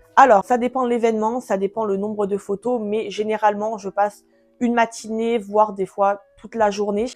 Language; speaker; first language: French; early bilingual, other home language; Portuguese